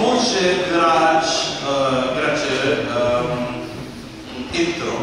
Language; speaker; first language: Polish; non-native, learner; English